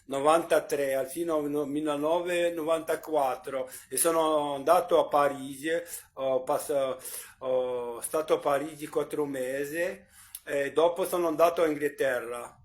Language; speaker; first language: Italian; non-native, learner; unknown